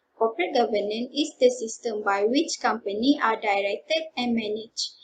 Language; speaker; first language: English; non-native, local second language; Malay